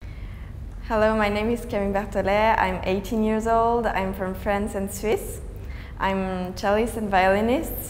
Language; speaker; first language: English; non-native, learner; French